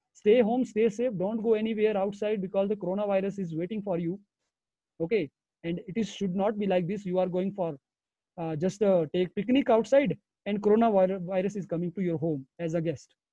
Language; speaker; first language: English; non-native, local second language; Hindi